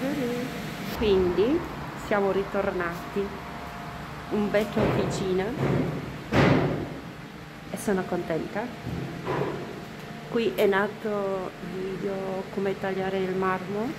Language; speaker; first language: Italian; non-native, fluent; Portuguese